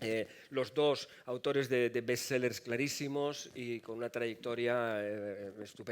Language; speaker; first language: Spanish; native; Spanish